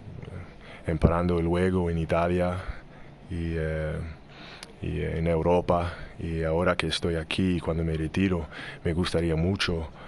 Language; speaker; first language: Spanish; non-native, learner; English